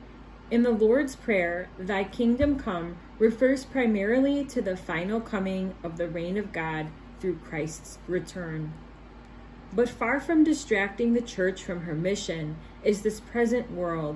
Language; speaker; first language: English; native; English